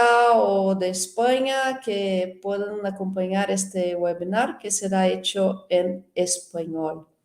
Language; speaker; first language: Spanish; non-native, fluent; Portuguese